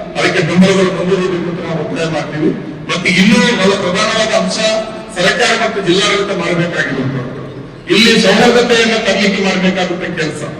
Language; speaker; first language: Kannada; non-native, local second language; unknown